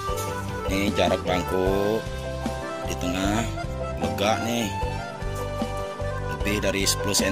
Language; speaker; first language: Indonesian; native; Indonesian